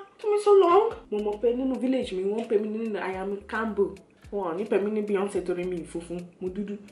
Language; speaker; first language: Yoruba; early bilingual, heritage; Yoruba